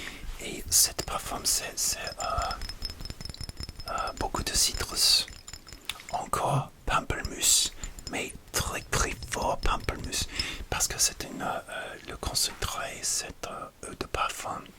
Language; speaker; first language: French; non-native, learner; English